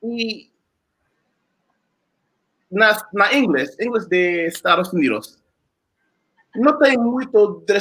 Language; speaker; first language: Portuguese; non-native, learner; English